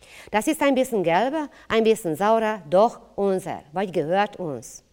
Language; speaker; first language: German; non-native, fluent; Hungarian